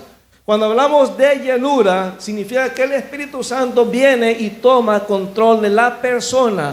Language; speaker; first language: Spanish; native; Spanish